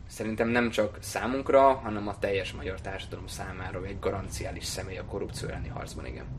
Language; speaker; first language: Hungarian; non-native, local second language; German